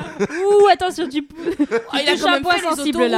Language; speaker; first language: French; native; French